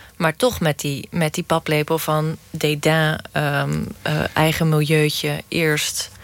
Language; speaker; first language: Dutch; native; Dutch